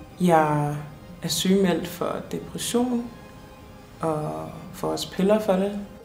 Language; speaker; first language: Danish; early bilingual, other home language; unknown